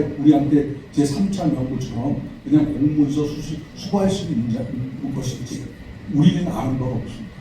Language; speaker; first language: Korean; native; Korean